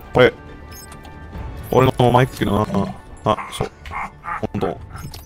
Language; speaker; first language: Japanese; non-native, learner; English